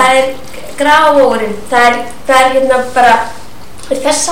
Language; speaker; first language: Icelandic; native; Icelandic